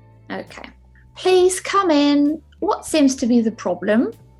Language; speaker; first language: English; non-native, fluent; Ukrainian